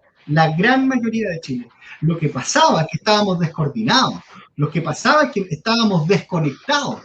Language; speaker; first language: Spanish; native; Spanish